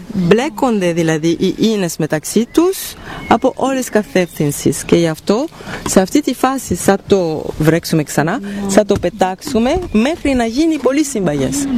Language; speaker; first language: Greek; non-native, fluent; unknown